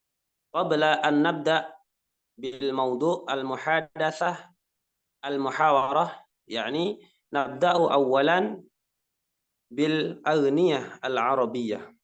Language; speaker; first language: Arabic; non-native, fluent; Indonesian